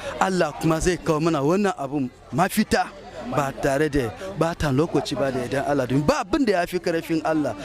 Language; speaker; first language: Hausa; non-native, local second language; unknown